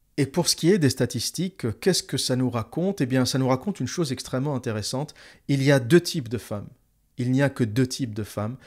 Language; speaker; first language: French; native; French